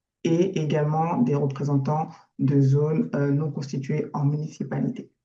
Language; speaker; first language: French; native; French